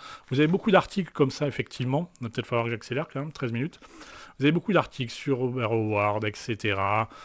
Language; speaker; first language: French; native; French